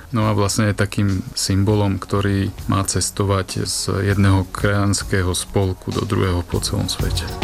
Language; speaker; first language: Slovak; native; Slovak